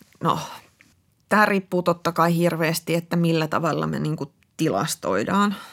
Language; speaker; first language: Finnish; native; Finnish